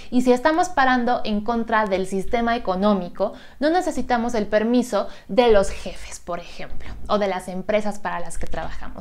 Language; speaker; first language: Spanish; native; Spanish